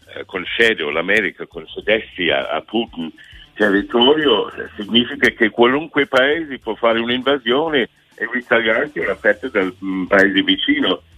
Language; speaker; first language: Italian; non-native, fluent; English